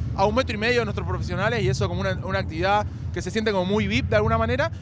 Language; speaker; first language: Spanish; native; Spanish